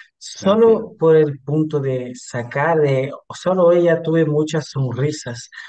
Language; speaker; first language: Spanish; non-native, fluent; Portuguese